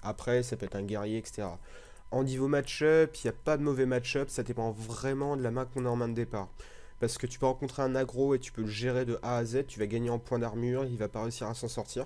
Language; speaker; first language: French; native; French